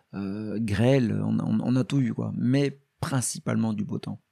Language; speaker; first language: French; native; French